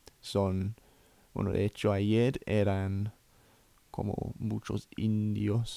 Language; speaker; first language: Spanish; non-native, fluent; English